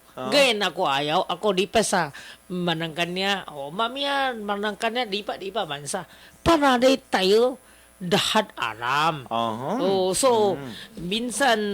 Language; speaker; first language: Filipino; non-native, learner; Chinese